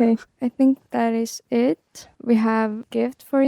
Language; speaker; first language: English; non-native, fluent; Estonian